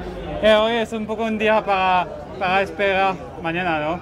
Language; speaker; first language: Spanish; non-native, learner; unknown